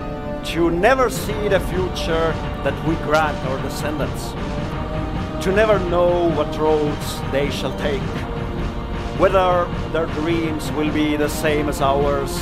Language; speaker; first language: English; non-native, fluent; Estonian